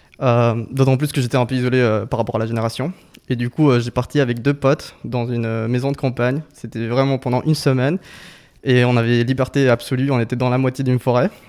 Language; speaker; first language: French; non-native, fluent; Spanish